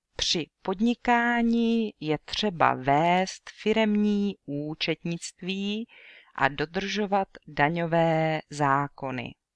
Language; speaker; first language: Czech; native; Czech